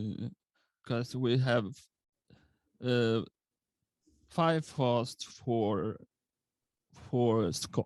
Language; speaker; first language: English; non-native, learner; Swedish